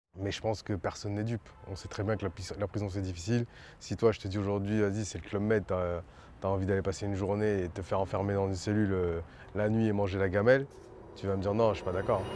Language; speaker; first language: French; native; French